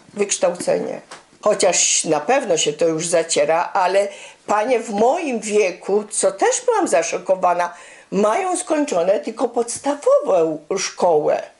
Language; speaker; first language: Polish; native; Polish